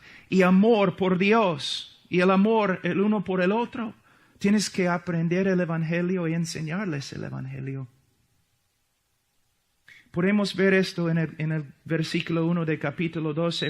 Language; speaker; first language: Spanish; non-native, fluent; English